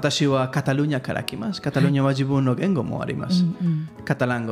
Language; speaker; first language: Japanese; non-native, learner; Catalan